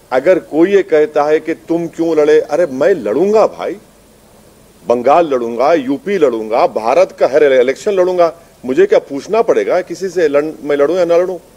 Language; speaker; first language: Hindi; non-native, local second language; Urdu